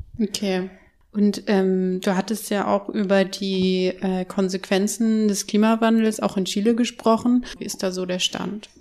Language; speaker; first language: German; native; German